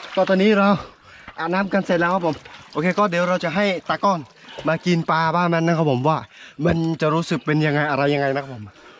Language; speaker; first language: Thai; non-native, local second language; S'gaw Karen